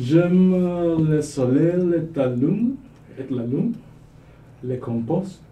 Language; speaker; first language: French; non-native, learner; Spanish